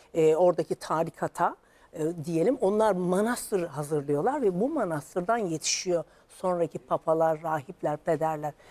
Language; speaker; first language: Turkish; native; Turkish